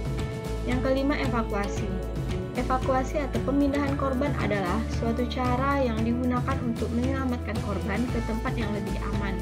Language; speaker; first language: Indonesian; native; Indonesian